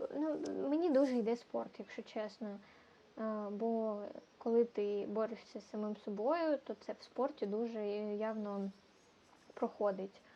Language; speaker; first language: Ukrainian; non-native, local second language; Russian